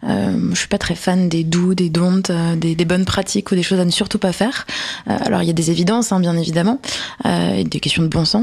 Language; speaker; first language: French; native; French